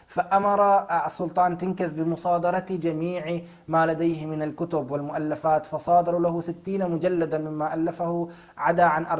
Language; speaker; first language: Arabic; native; Arabic